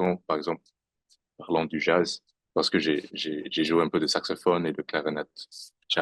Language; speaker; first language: French; non-native, fluent; English